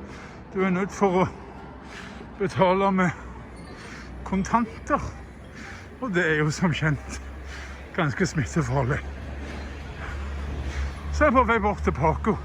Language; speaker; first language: Norwegian; native; Norwegian